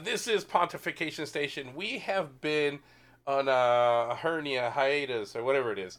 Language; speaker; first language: English; native; English